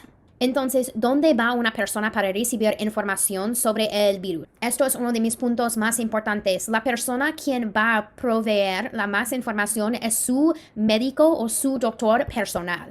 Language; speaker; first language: Spanish; non-native, fluent; English